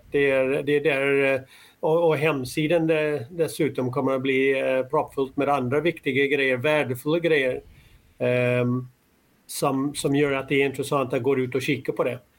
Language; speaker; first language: Swedish; non-native, fluent; English